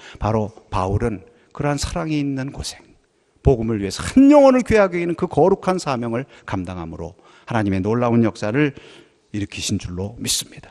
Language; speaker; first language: Korean; native; Korean